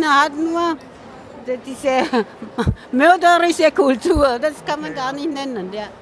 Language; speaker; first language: German; non-native, fluent; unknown